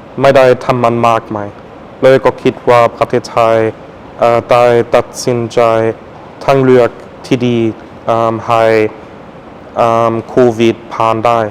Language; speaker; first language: Thai; non-native, fluent; German